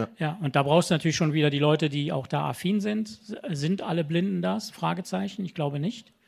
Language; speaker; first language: German; non-native, local second language; Luxembourgish